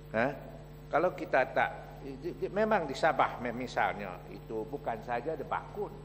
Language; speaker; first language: Malay; non-native, local second language; Chinese